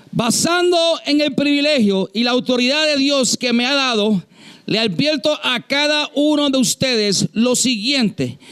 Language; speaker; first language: Spanish; native; Spanish